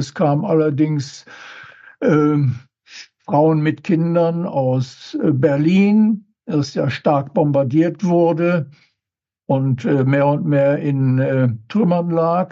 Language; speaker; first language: German; native; German